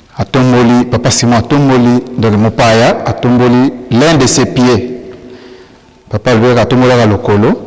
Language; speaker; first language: Lingala; non-native, local second language; Swahili